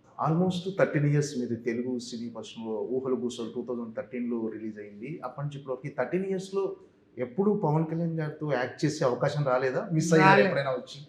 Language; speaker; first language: Telugu; native; Telugu